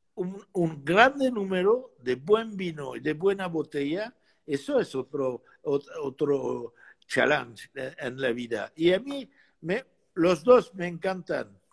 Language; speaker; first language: Spanish; non-native, fluent; French